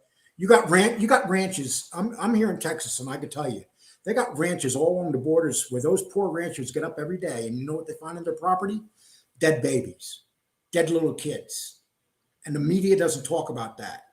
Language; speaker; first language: English; native; English